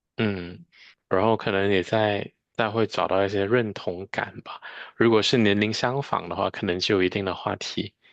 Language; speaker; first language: Chinese; native; Chinese